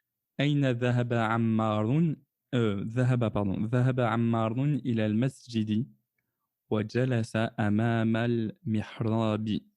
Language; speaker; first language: Arabic; non-native, fluent; French